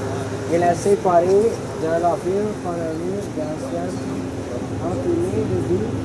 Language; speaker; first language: French; non-native, learner; Dutch